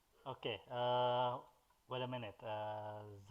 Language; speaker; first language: English; non-native, fluent; Indonesian